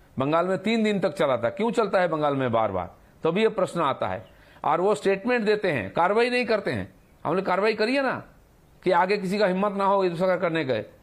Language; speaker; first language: Hindi; non-native, local second language; Bangla